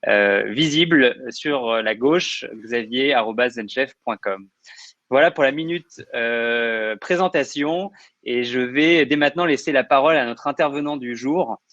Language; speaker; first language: French; native; French